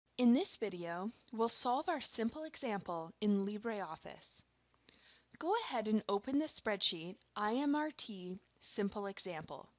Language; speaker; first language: English; native; English